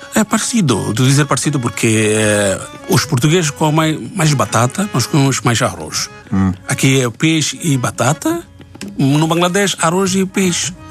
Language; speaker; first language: Portuguese; non-native, learner; Bangla